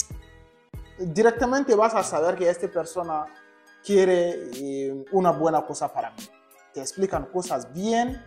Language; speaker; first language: Spanish; non-native, learner; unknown